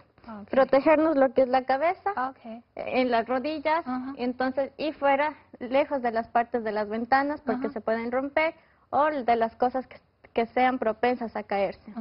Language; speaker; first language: Spanish; native; Spanish